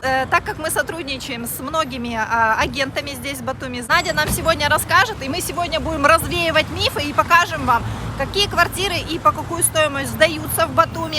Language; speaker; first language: Russian; native; Russian